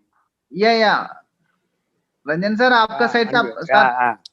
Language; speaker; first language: Hindi; non-native, local second language; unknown